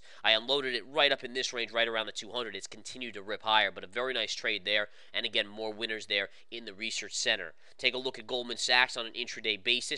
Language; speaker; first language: English; native; English